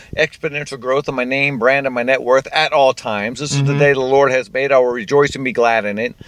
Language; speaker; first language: English; native; English